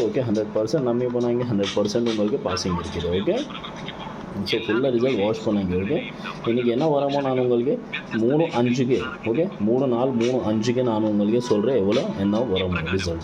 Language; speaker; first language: Tamil; non-native, local second language; Kannada